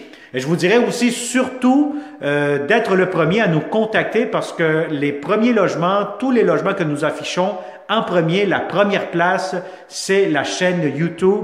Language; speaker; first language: French; native; French